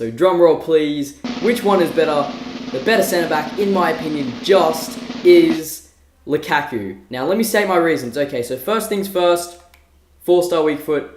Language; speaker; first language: English; native; English